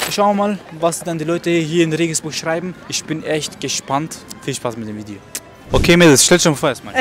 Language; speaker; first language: German; non-native, fluent; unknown